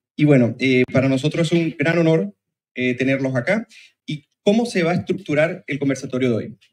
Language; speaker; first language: Spanish; native; Spanish